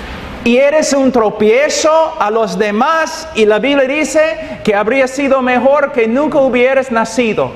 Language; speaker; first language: Spanish; non-native, fluent; English